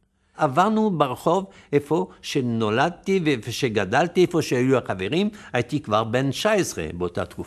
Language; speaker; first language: Hebrew; non-native, fluent; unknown